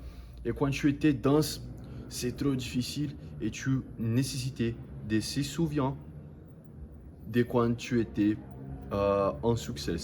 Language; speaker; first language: French; non-native, learner; Portuguese